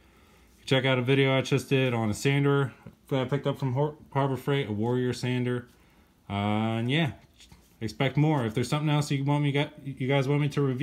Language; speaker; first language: English; native; English